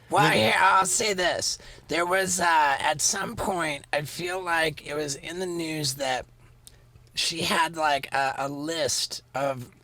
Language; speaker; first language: English; native; English